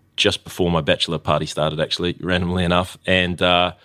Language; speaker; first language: English; native; English